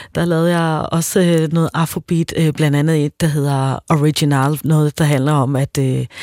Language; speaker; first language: Danish; non-native, fluent; Swahili